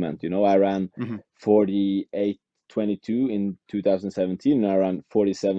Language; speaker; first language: English; non-native, fluent; Norwegian